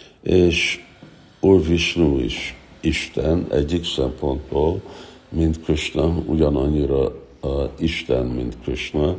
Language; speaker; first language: Hungarian; early bilingual, heritage; Hungarian